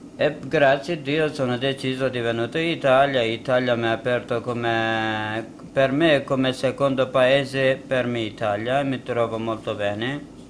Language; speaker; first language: Italian; non-native, learner; Kurdish